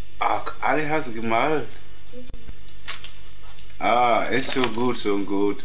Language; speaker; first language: German; non-native, learner; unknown